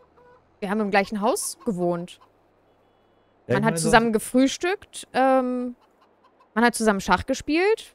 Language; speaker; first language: German; native; German